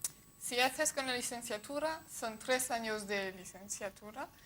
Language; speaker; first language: Spanish; non-native, fluent; French